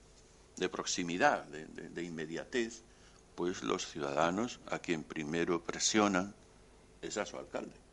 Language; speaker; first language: Spanish; native; Spanish